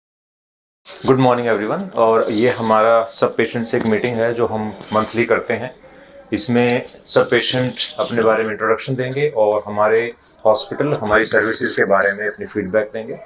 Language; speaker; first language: Hindi; native; Hindi